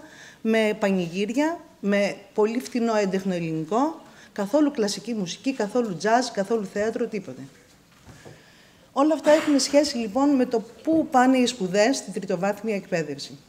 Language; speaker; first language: Greek; native; Greek